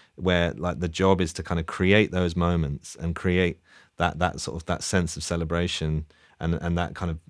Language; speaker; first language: English; native; English